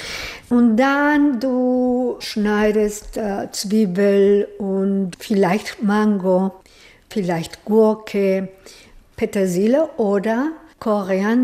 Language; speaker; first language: German; non-native, fluent; Spanish